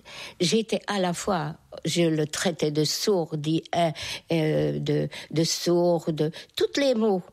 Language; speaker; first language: French; non-native, fluent; Hungarian